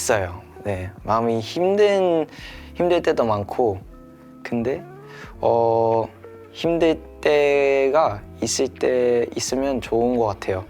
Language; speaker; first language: Korean; early bilingual, heritage; Korean